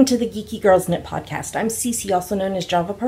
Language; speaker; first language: English; native; English